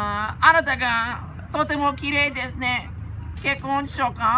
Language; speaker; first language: Japanese; non-native, learner; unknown